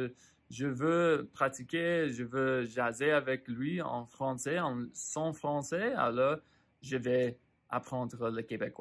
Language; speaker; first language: French; non-native, fluent; English